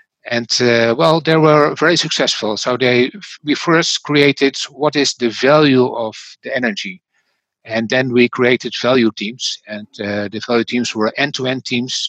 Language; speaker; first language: English; non-native, fluent; Dutch